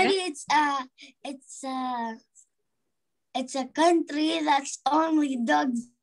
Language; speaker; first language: English; non-native, learner; Arabic